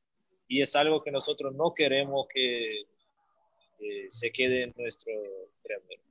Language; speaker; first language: Spanish; non-native, learner; Portuguese